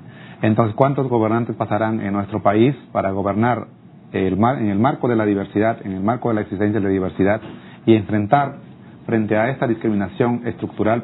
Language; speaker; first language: Spanish; non-native, local second language; Aymara